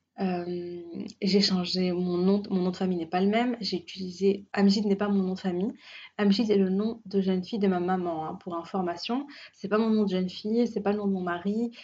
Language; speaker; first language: French; native; French